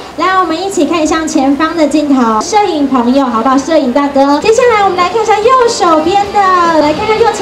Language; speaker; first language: Chinese; native; Chinese